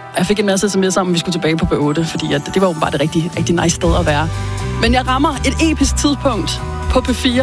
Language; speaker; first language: Danish; early bilingual, other home language; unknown